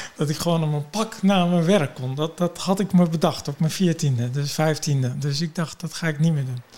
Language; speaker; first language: Dutch; non-native, fluent; Kurdish